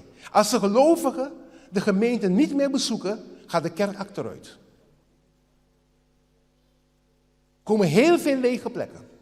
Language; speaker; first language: Dutch; non-native, local second language; Papiamento